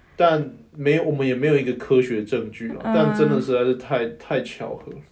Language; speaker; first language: Chinese; non-native, local second language; Min Nan Chinese